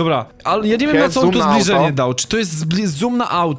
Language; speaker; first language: Polish; native; Polish